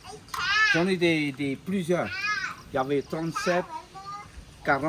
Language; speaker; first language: French; non-native, local second language; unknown